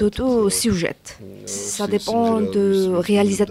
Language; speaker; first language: French; non-native, learner; Georgian